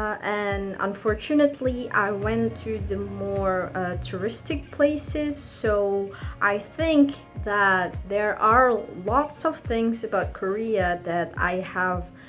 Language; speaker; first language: English; non-native, fluent; Indonesian